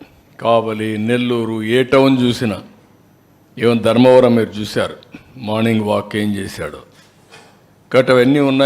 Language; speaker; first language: Telugu; native; Telugu